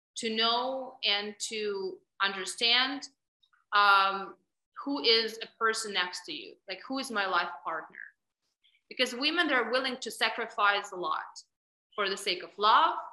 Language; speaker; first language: English; non-native, fluent; Ukrainian